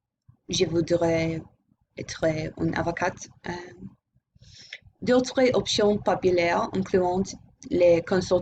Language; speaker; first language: French; non-native, learner; English